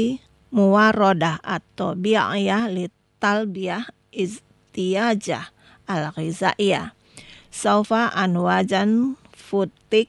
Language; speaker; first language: Arabic; non-native, fluent; Indonesian